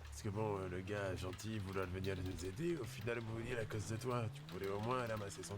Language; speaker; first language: French; native; French